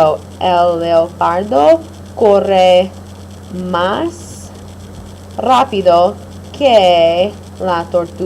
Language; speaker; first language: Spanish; non-native, fluent; English